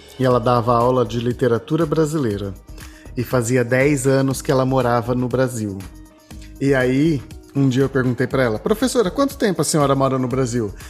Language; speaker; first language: Portuguese; native; Portuguese